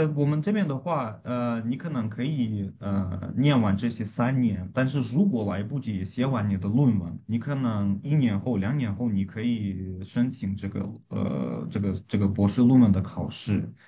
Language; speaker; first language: Chinese; non-native, fluent; Russian